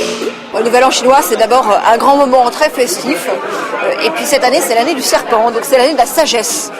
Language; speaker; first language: French; native; French